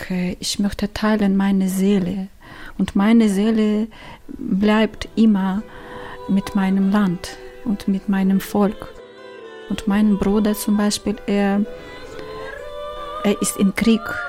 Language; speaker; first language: German; non-native, learner; Ukrainian